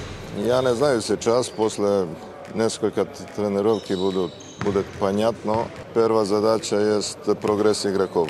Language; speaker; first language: Russian; non-native, fluent; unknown